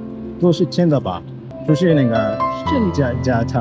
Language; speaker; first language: Chinese; non-native, learner; Japanese